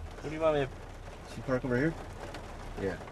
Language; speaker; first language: English; native; English